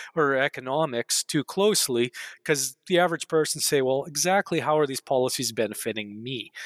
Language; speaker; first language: English; native; English